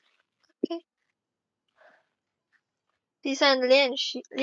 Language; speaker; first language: Chinese; non-native, fluent; Indonesian